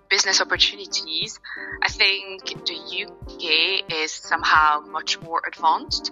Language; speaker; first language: English; non-native, fluent; French